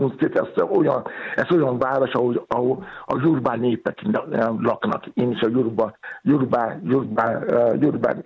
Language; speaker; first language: Hungarian; non-native, fluent; Yoruba